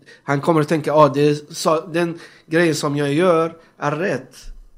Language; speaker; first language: Swedish; non-native, fluent; Persian